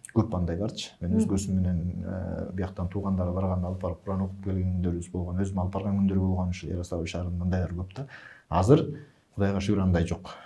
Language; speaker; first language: Kyrgyz; native; Kyrgyz